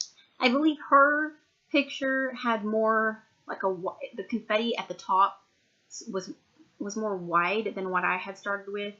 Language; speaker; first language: English; native; English